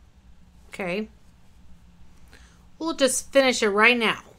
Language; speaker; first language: English; native; English